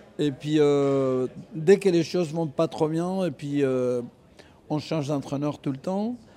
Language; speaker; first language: French; non-native, fluent; Spanish